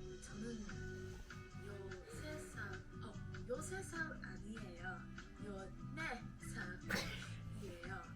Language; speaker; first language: Korean; non-native, learner; English